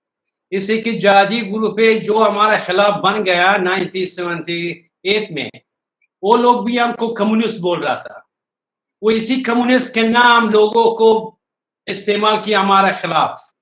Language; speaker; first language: Hindi; non-native, learner; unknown